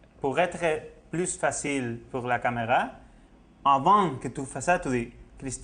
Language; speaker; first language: French; non-native, learner; Spanish